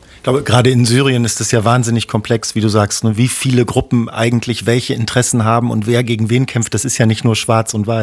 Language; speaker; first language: German; native; German